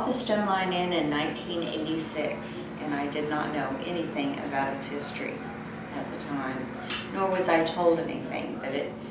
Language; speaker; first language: English; native; English